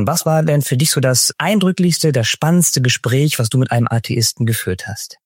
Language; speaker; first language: German; native; German